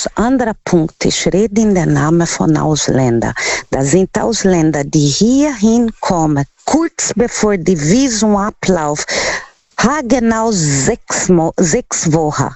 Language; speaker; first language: German; non-native, learner; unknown